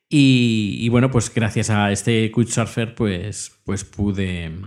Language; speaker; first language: Spanish; native; Spanish